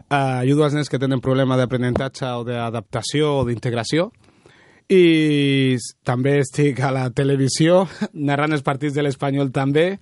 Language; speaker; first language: Catalan; early bilingual, other home language; Spanish